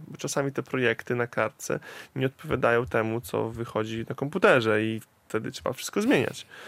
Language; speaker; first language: Polish; native; Polish